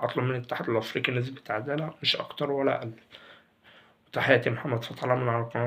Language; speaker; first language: Arabic; native; Arabic